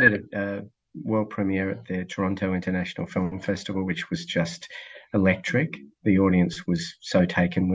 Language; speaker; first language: English; native; English